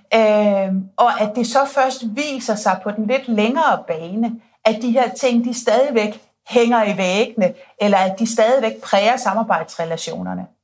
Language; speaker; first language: Danish; native; Danish